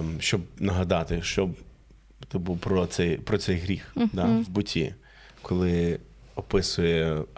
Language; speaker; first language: Ukrainian; non-native, fluent; English